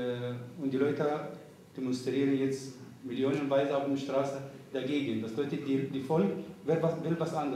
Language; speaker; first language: German; non-native, fluent; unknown